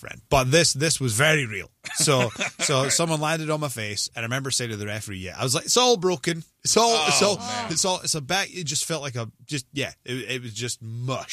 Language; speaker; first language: English; native; English